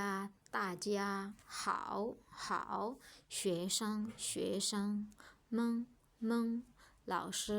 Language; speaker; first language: Chinese; non-native, fluent; Burmese